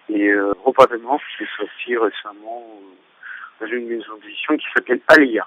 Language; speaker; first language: French; non-native, fluent; Russian